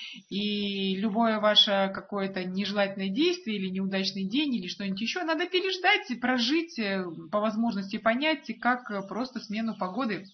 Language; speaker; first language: Russian; native; Russian